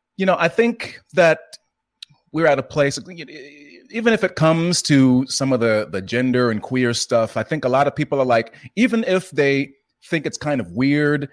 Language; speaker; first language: English; native; English